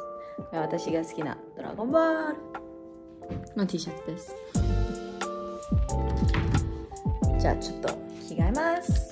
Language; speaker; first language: Japanese; early bilingual, heritage; English